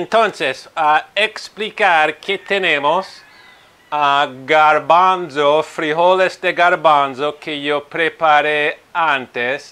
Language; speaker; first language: Spanish; non-native, fluent; Italian